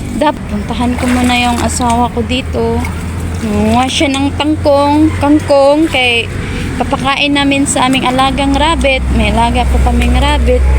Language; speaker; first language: Filipino; non-native, local second language; Hiligaynon